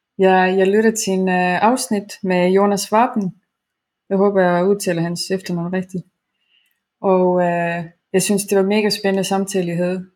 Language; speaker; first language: Danish; non-native, fluent; Estonian